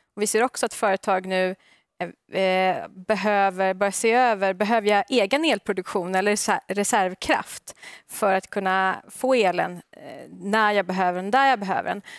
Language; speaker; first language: Swedish; native; Swedish